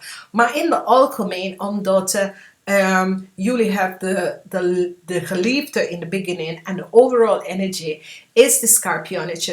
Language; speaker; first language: Dutch; non-native, fluent; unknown